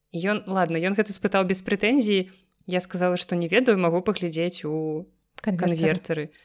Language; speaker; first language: Belarusian; native; Belarusian